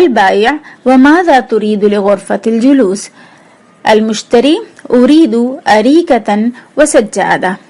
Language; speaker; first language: Arabic; non-native, fluent; Urdu